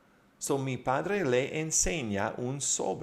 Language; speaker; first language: Spanish; non-native, fluent; English